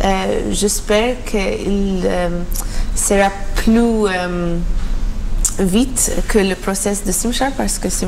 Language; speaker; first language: French; non-native, learner; Maltese